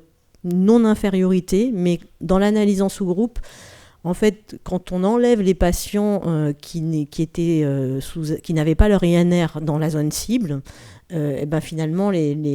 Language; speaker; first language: French; native; French